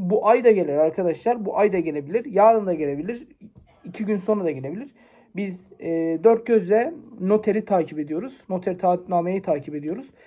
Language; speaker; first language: Turkish; native; Turkish